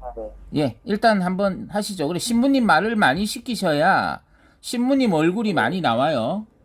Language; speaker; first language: Korean; native; Korean